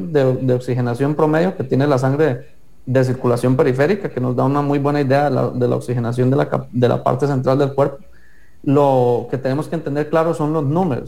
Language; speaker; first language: Spanish; native; Spanish